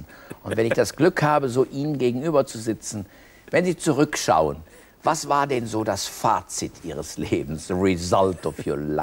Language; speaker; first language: German; native; German